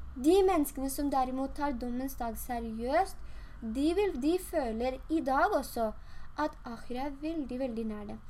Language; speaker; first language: Norwegian; early bilingual, other home language; Urdu